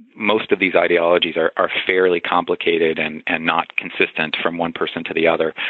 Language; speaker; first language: English; native; English